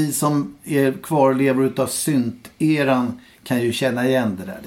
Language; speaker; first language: Swedish; native; Swedish